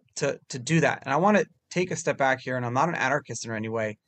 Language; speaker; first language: English; early bilingual, other home language; Hebrew